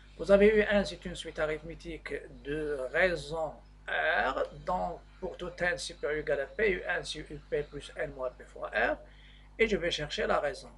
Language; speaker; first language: French; non-native, local second language; Arabic